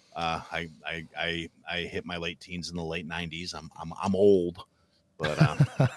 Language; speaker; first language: English; native; English